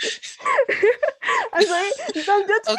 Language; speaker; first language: English; non-native, learner; Spanish